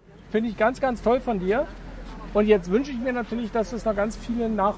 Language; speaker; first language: German; native; German